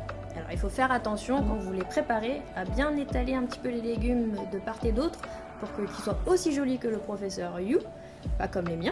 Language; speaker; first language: French; native; French